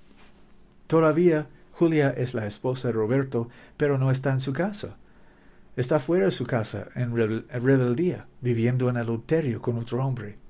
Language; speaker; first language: Spanish; non-native, learner; English